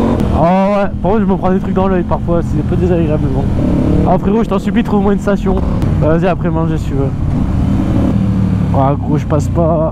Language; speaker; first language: French; native; French